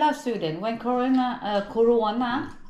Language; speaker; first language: English; non-native, learner; Swedish